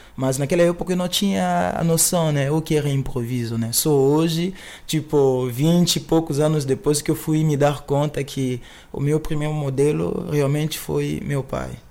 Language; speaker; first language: Portuguese; non-native, fluent; Lingala